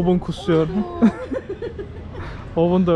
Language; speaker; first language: Turkish; native; Turkish